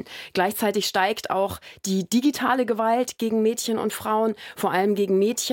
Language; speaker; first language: German; native; German